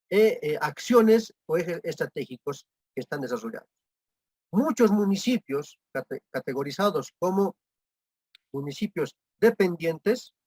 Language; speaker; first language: Spanish; native; Spanish